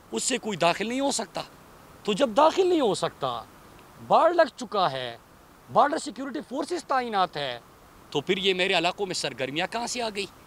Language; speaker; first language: Urdu; non-native, local second language; Pashto